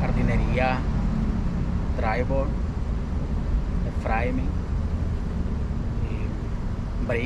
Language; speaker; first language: Spanish; native; Spanish